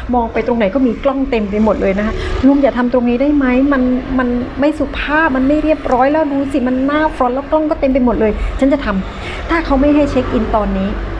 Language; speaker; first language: Thai; native; Thai